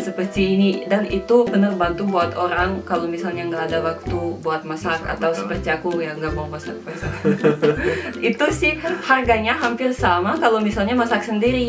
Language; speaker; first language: Indonesian; non-native, fluent; Russian